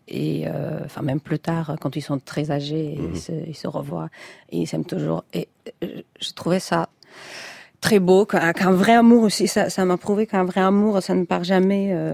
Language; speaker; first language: French; non-native, fluent; Russian